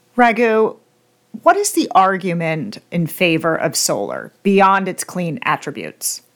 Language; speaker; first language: English; native; English